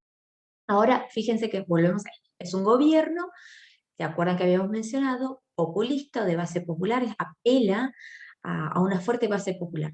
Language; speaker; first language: Spanish; native; Spanish